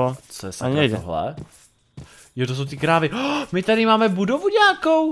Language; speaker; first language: Czech; native; Czech